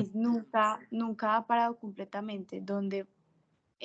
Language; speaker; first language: Portuguese; non-native, fluent; Spanish